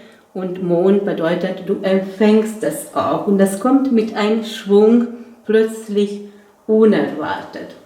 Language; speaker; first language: German; non-native, fluent; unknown